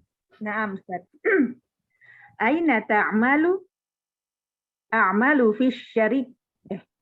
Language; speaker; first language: Arabic; non-native, learner; Indonesian